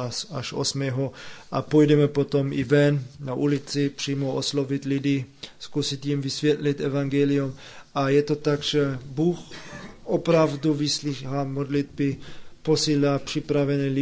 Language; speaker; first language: Czech; non-native, fluent; German